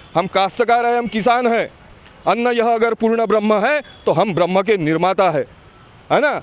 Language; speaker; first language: Hindi; non-native, local second language; Marathi